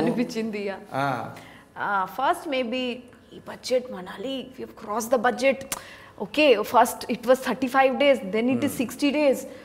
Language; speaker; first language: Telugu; non-native, local second language; Bangla